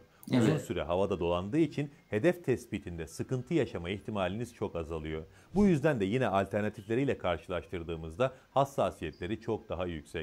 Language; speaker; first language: Turkish; native; Turkish